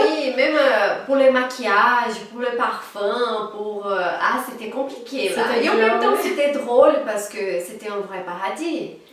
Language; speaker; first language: French; non-native, fluent; Portuguese